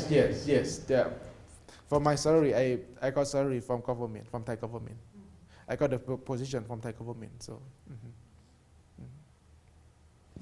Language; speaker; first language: English; non-native, learner; Thai